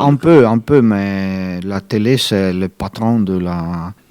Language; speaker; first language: French; non-native, fluent; Italian